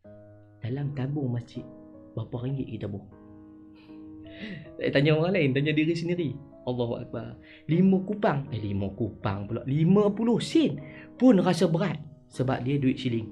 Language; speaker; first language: Malay; native; Malay